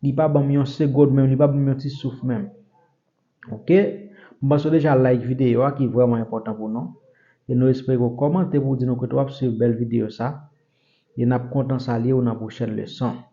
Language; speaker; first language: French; non-native, learner; Haitian Creole